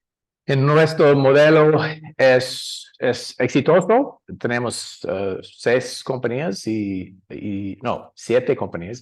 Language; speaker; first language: Spanish; non-native, learner; English